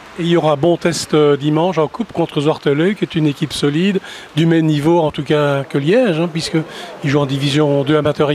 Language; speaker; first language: French; native; French